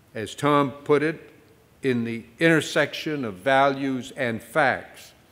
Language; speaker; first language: English; native; English